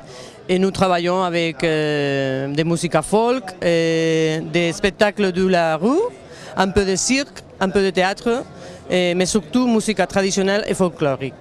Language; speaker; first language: French; non-native, learner; Catalan